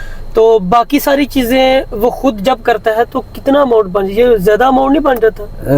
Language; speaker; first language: Hindi; native; Hindi